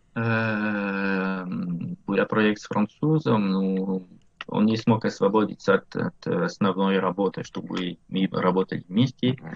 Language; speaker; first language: Russian; non-native, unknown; French